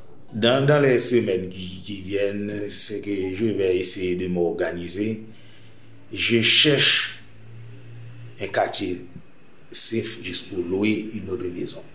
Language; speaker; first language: French; non-native, local second language; Haitian Creole